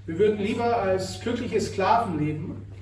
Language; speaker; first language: German; native; German